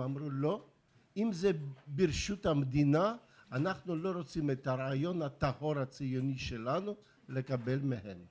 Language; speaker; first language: Hebrew; non-native, fluent; Russian